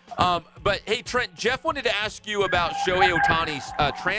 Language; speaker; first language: English; native; English